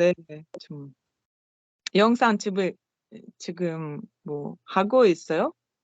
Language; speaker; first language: Korean; non-native, learner; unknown